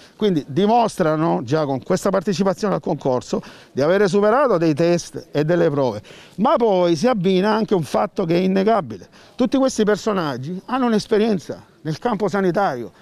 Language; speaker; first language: Italian; native; Italian